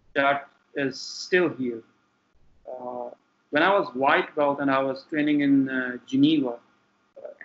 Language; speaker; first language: English; non-native, local second language; Punjabi